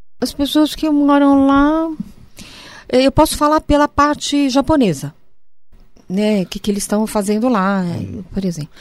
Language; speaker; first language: Portuguese; early bilingual, other home language; Japanese